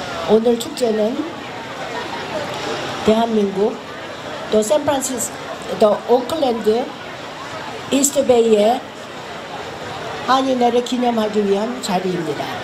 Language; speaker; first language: Korean; native; Korean